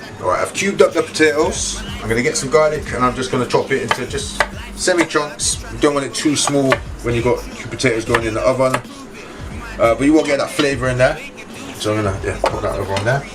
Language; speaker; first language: English; native; English